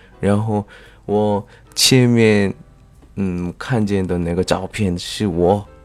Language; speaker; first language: Chinese; non-native, fluent; Korean